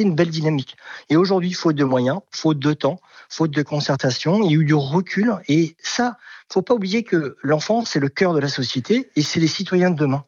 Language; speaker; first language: French; native; French